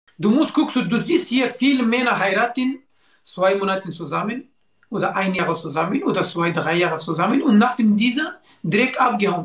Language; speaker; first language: German; non-native, learner; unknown